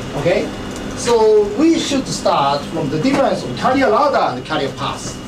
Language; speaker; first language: English; non-native, fluent; Japanese